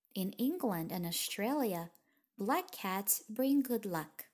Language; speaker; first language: English; non-native, fluent; Russian